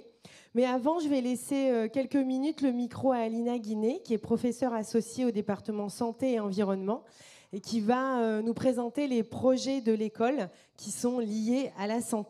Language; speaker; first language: French; native; French